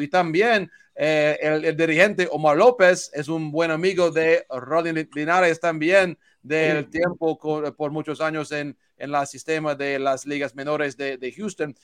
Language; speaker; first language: Spanish; non-native, learner; English